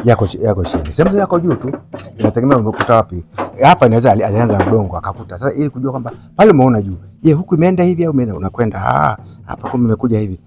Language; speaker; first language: Swahili; native; Swahili